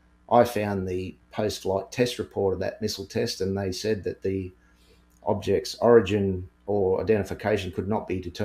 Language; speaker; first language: English; native; English